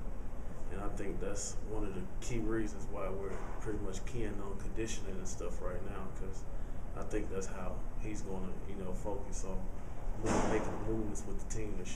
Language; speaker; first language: English; native; English